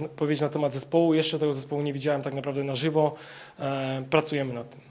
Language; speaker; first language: Polish; native; Polish